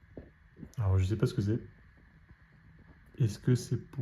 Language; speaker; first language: French; native; French